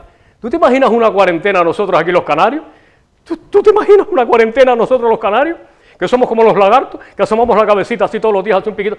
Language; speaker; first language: Spanish; native; Spanish